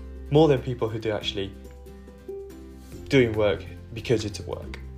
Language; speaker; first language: English; non-native, fluent; Japanese